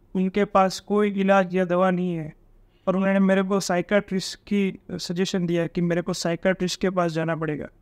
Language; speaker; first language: Hindi; non-native, local second language; Gujarati